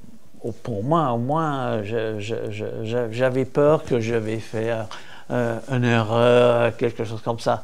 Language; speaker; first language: French; non-native, fluent; English